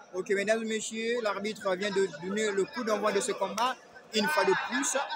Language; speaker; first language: French; non-native, local second language; Lingala